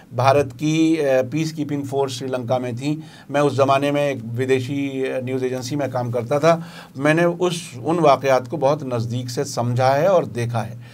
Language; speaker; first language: Urdu; native; Urdu